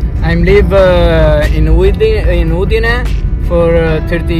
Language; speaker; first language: English; non-native, learner; Italian